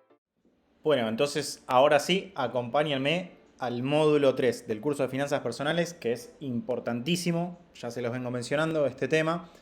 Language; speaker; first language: Spanish; native; Spanish